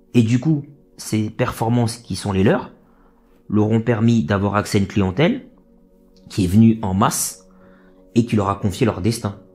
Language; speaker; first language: French; native; French